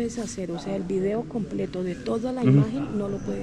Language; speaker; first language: Spanish; native; Spanish